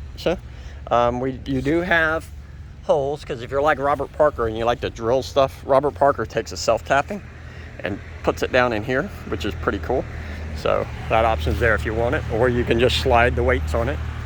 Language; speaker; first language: English; native; English